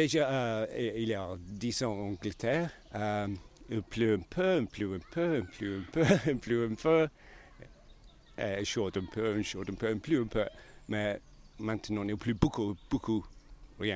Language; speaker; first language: French; non-native, learner; English